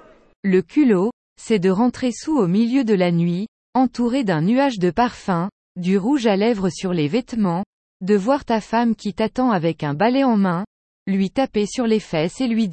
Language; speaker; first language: French; native; French